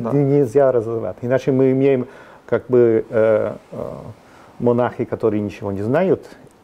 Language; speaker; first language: Russian; non-native, fluent; Italian